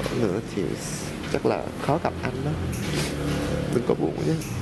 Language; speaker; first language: Vietnamese; non-native, fluent; Japanese